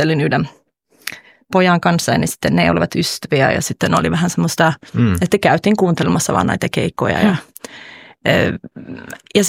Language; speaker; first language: Finnish; early bilingual, heritage; Finnish